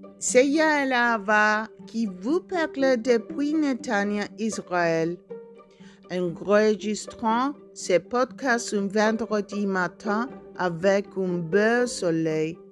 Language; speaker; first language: French; non-native, learner; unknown